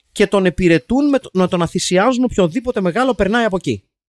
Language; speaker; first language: Greek; native; Greek